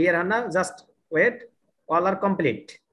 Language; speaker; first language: English; non-native, learner; Bangla